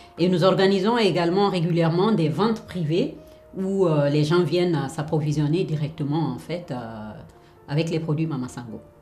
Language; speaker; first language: French; non-native, local second language; Fula